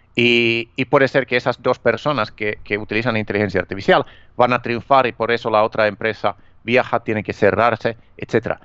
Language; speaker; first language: Spanish; non-native, fluent; Finnish